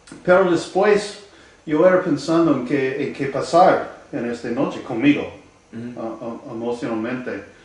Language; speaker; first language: Spanish; non-native, learner; English